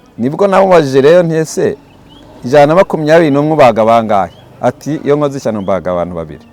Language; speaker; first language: Kinyarwanda; early bilingual, heritage; Kinyarwanda